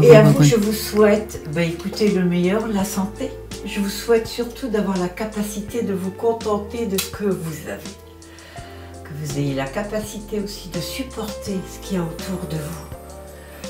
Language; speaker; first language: French; native; French